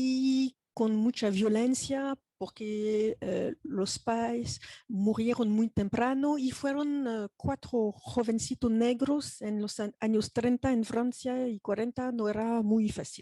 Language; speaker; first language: Spanish; non-native, fluent; French